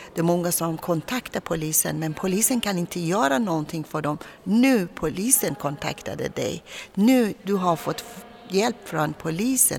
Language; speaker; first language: Swedish; non-native, fluent; Persian